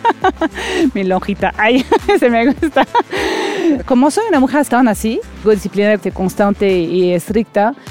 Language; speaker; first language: Spanish; non-native, fluent; French